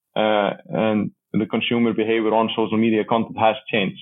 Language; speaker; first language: English; non-native, fluent; Icelandic